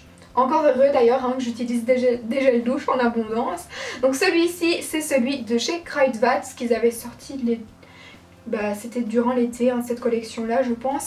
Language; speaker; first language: French; native; French